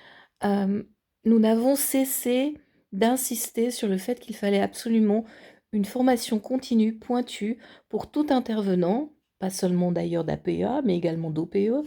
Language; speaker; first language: French; native; French